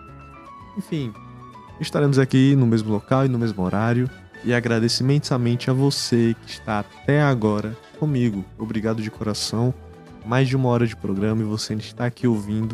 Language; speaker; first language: Portuguese; native; Portuguese